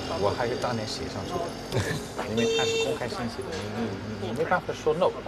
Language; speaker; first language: Chinese; non-native, fluent; English